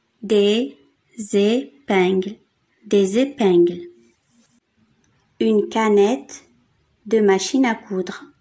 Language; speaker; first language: French; non-native, fluent; Arabic